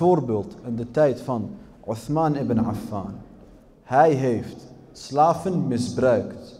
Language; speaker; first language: Dutch; early bilingual, other home language; Arabic